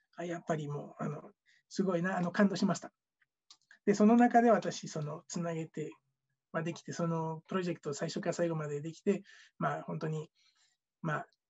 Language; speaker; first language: Japanese; non-native, fluent; Spanish